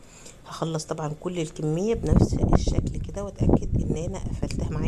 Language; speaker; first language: Arabic; native; Arabic